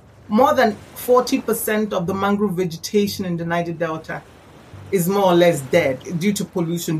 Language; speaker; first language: English; non-native, local second language; Igbo